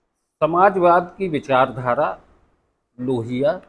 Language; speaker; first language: Hindi; native; Hindi